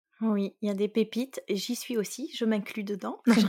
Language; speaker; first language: French; native; French